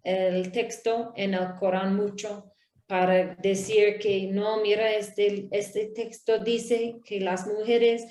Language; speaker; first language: Spanish; non-native, learner; English